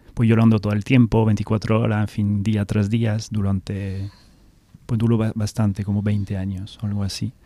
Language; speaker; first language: Spanish; non-native, fluent; French